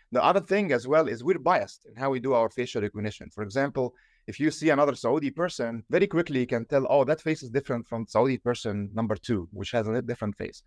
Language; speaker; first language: English; non-native, fluent; Arabic